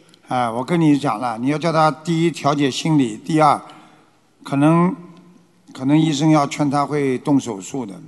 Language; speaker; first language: Chinese; native; Chinese